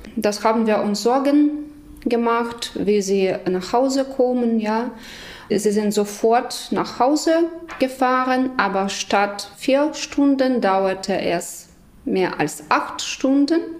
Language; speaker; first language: German; non-native, fluent; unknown